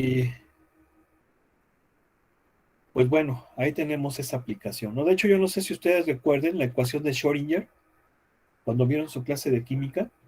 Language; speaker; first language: Spanish; native; Spanish